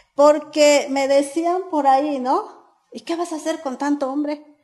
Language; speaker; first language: Spanish; native; Spanish